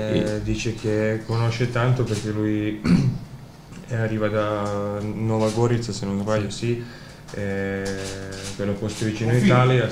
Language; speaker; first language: Italian; non-native, learner; Croatian